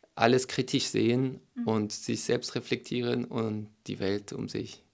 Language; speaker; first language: German; non-native, fluent; French